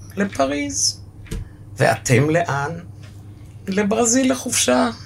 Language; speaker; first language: Hebrew; early bilingual, other home language; German